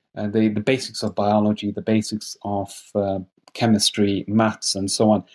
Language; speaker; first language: English; non-native, fluent; Persian